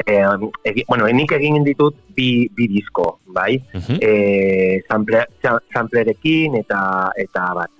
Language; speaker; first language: Basque; non-native, local second language; Spanish